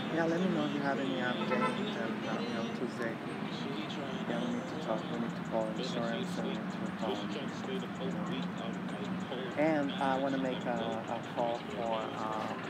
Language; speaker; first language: English; native; English